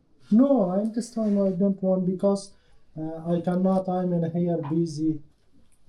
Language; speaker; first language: English; non-native, learner; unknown